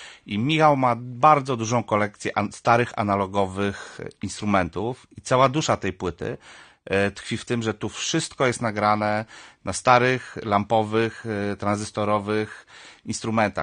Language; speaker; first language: Polish; native; Polish